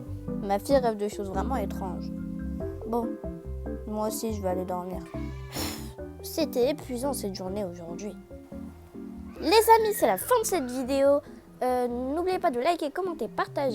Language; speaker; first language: French; native; French